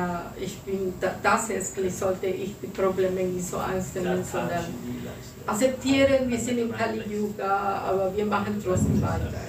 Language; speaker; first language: German; non-native, fluent; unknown